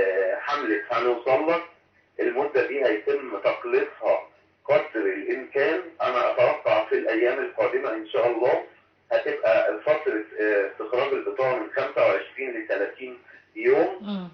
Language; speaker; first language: Arabic; native; Arabic